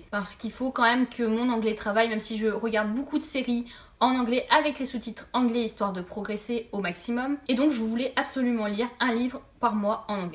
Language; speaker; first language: French; native; French